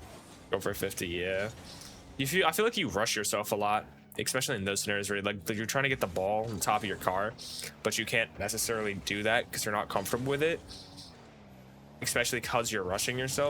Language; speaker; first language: English; native; English